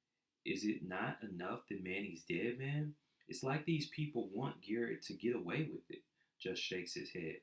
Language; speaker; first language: English; native; English